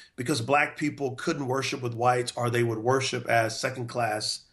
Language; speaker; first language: English; native; English